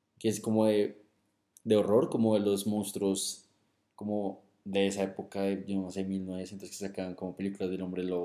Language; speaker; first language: Spanish; native; Spanish